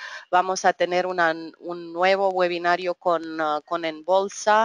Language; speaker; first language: Spanish; non-native, fluent; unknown